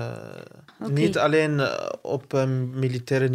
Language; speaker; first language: Dutch; non-native, fluent; Arabic